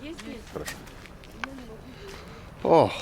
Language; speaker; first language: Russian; non-native, learner; English